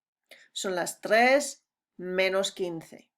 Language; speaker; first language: Spanish; non-native, fluent; English